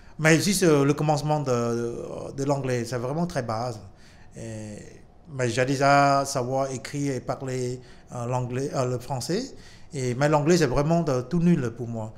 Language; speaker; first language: French; non-native, fluent; Khmer